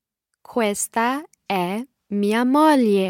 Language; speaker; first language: Italian; non-native, learner; English